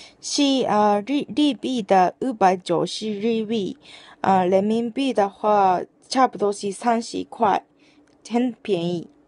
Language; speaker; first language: Chinese; non-native, learner; Japanese